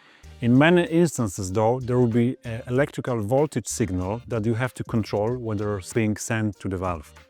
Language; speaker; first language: English; non-native, fluent; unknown